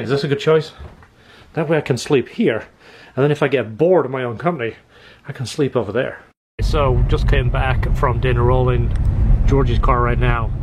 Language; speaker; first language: English; native; English